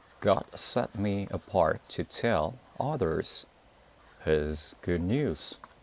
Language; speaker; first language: English; non-native, fluent; Korean